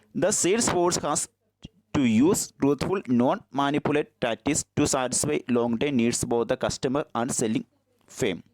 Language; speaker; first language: English; non-native, local second language; Malayalam